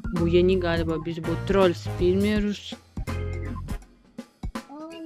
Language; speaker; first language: Turkish; non-native, learner; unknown